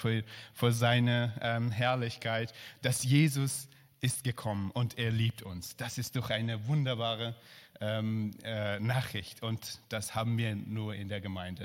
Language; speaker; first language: German; non-native, learner; Persian